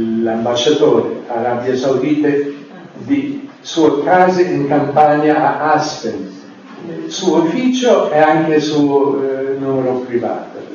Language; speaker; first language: Italian; non-native, fluent; English